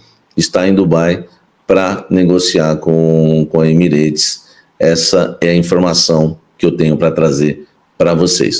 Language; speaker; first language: Portuguese; native; Portuguese